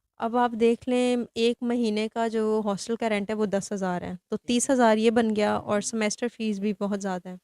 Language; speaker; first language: Urdu; non-native, local second language; Sindhi